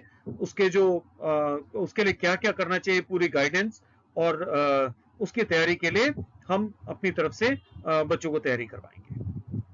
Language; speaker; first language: Hindi; native; Hindi